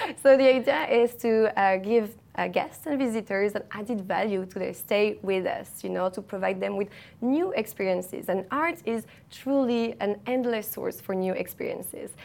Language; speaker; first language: English; non-native, fluent; French